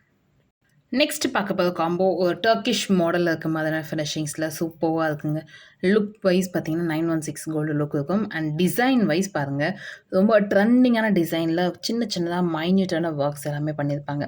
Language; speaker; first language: Tamil; native; Tamil